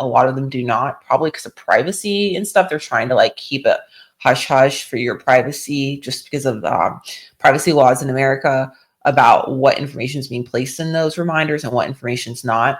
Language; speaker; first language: English; native; English